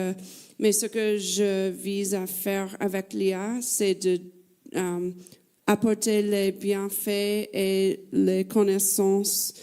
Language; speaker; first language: French; non-native, fluent; English